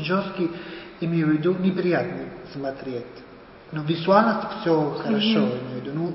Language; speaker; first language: Russian; non-native, fluent; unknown